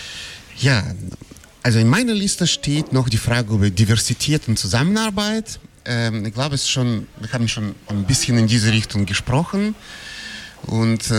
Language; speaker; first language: German; non-native, fluent; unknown